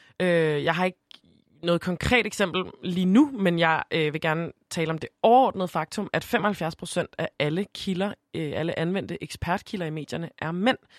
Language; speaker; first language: Danish; native; Danish